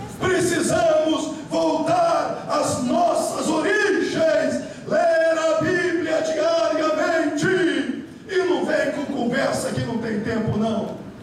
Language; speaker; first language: Portuguese; native; Portuguese